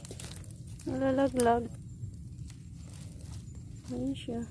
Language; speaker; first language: Filipino; non-native, local second language; Aklanon